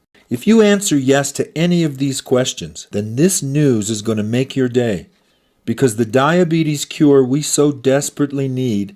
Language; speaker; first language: English; native; English